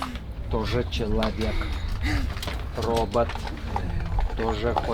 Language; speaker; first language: Russian; non-native, local second language; Yakut